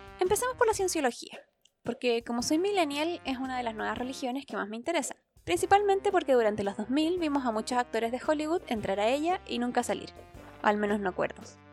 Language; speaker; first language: Spanish; native; Spanish